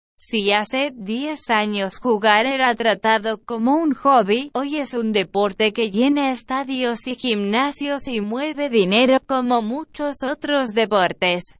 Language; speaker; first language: Spanish; non-native, learner; Portuguese